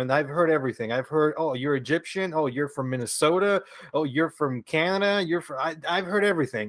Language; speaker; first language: English; early bilingual, other home language; Spanish